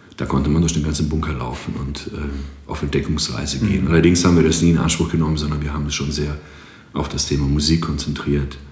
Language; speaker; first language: German; non-native, fluent; Greek